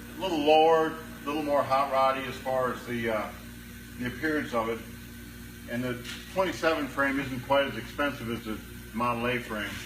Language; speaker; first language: English; native; English